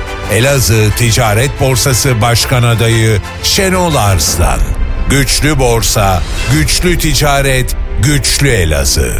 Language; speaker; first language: Turkish; native; Turkish